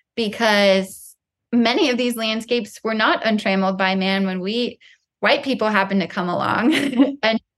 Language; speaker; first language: English; native; English